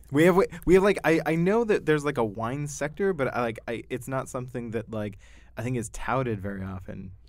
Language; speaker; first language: English; native; English